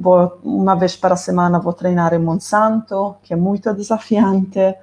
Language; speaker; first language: Portuguese; non-native, fluent; Italian